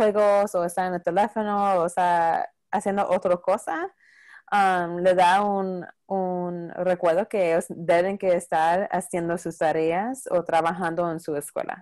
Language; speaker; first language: Spanish; non-native, local second language; English